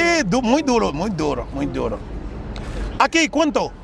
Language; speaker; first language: Spanish; non-native, learner; Haitian Creole